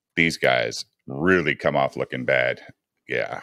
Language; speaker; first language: English; native; English